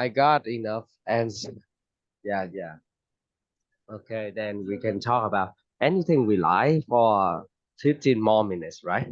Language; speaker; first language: English; non-native, fluent; Vietnamese